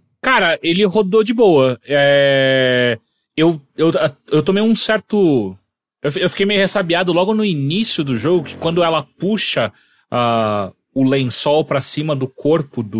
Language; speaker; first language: Portuguese; native; Portuguese